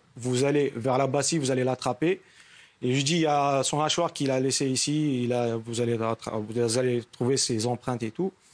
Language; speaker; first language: French; non-native, local second language; Arabic